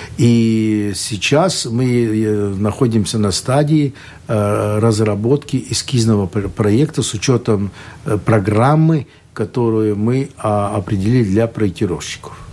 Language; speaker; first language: Russian; non-native, local second language; Latvian